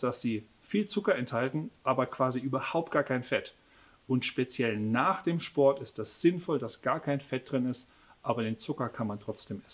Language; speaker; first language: German; native; German